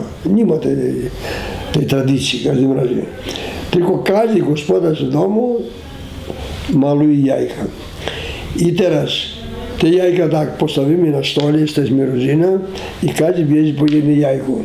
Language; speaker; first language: Polish; non-native, fluent; Greek